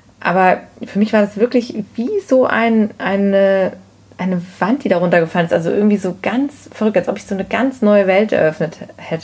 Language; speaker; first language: German; native; German